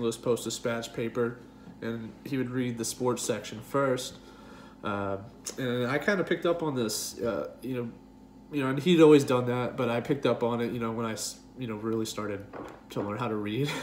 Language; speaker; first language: English; native; English